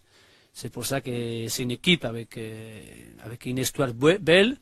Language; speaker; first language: French; non-native, learner; Spanish